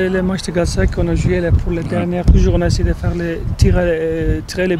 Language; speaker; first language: French; non-native, learner; Turkish